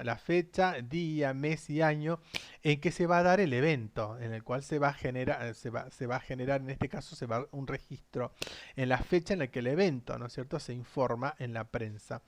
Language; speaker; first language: Spanish; native; Spanish